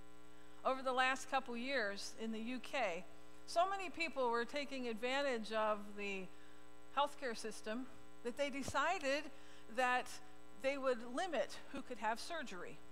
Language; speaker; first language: English; native; English